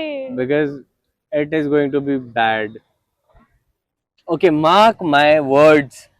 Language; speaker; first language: English; non-native, local second language; Hindi